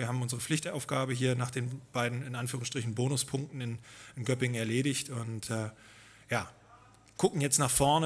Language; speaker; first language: German; native; German